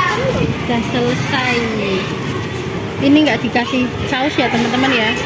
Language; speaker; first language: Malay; non-native, local second language; Javanese